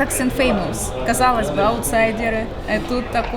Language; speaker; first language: Russian; native; Russian